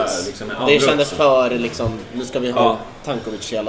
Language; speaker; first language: Swedish; native; Swedish